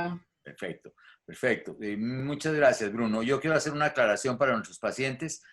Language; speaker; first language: Spanish; native; Spanish